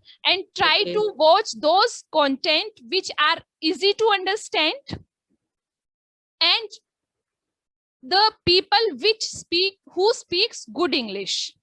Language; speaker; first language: English; non-native, local second language; Hindi